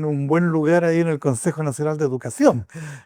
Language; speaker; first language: Spanish; native; Spanish